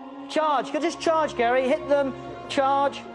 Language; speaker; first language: English; native; English